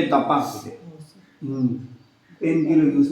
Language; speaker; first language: Kannada; non-native, local second language; Tibetan